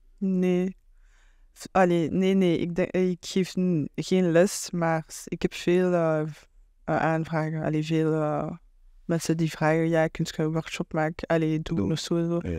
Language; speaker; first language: Dutch; non-native, local second language; French